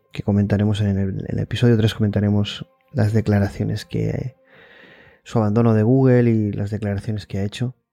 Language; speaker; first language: Spanish; native; Spanish